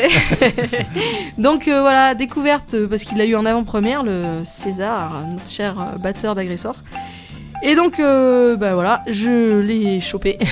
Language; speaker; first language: French; native; French